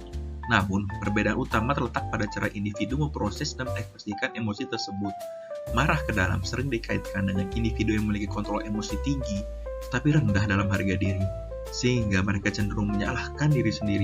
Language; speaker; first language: Indonesian; native; Indonesian